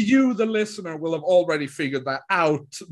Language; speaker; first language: English; non-native, fluent; Swedish